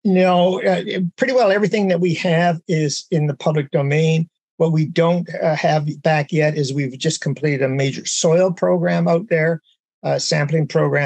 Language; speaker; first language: English; native; English